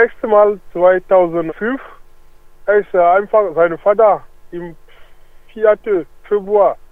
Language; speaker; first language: German; non-native, learner; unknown